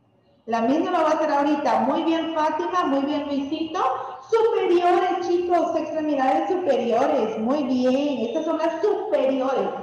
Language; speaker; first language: Spanish; native; Spanish